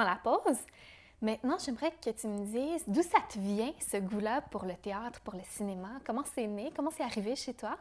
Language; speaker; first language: French; native; French